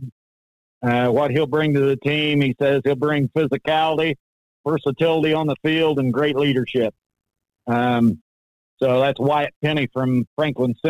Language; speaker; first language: English; native; English